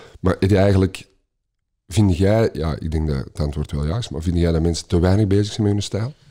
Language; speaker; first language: Dutch; native; Dutch